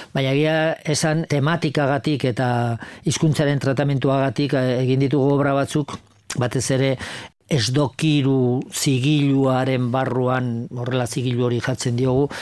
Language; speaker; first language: Basque; non-native, local second language; Spanish